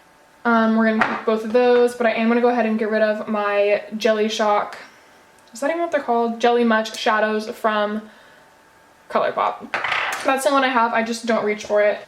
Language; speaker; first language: English; native; English